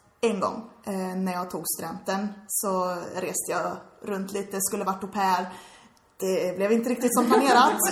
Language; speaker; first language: Swedish; early bilingual, heritage; English